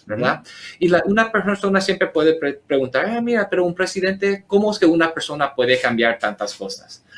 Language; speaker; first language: Spanish; early bilingual, heritage; Spanish